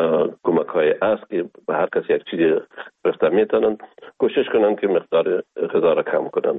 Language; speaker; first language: Persian; native; Persian